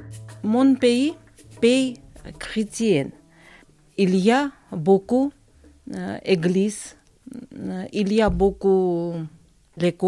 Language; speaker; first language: French; non-native, learner; Georgian